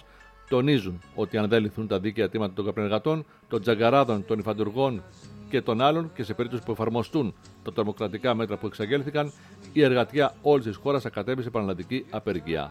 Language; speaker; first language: Greek; native; Greek